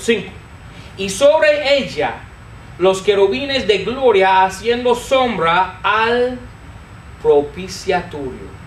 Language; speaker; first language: Spanish; non-native, fluent; English